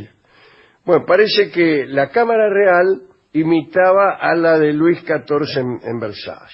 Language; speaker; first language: Spanish; native; Spanish